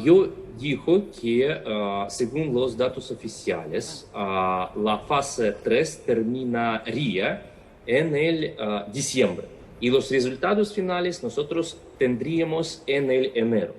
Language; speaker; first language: Spanish; non-native, fluent; Russian